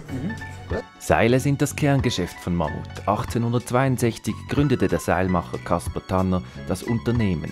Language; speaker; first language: German; native; German